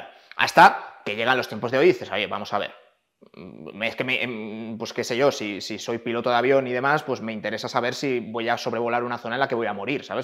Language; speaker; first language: Spanish; native; Spanish